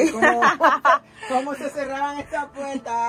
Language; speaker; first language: Spanish; native; Spanish